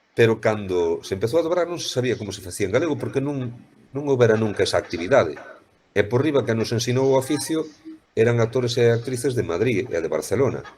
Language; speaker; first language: Galician; native; Galician